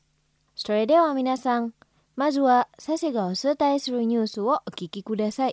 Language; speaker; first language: Japanese; non-native, fluent; Indonesian